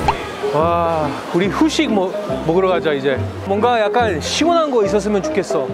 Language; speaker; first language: Korean; non-native, fluent; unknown